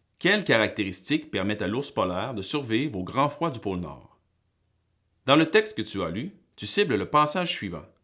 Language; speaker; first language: French; native; French